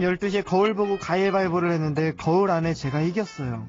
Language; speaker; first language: Korean; native; Korean